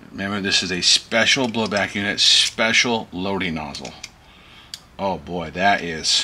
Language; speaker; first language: English; native; English